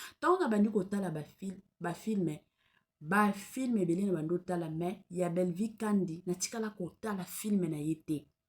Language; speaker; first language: Lingala; non-native, local second language; Swahili